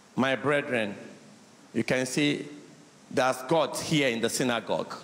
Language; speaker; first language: English; non-native, local second language; Igbo